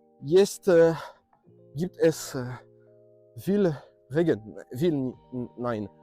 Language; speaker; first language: German; non-native, learner; French